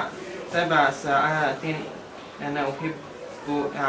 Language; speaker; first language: Arabic; non-native, learner; Bosnian